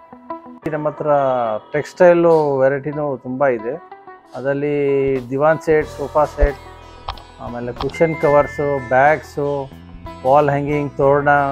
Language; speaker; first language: Kannada; non-native, local second language; Gujarati